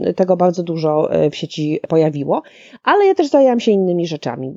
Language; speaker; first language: Polish; native; Polish